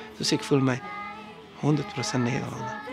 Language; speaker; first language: Dutch; non-native, learner; Persian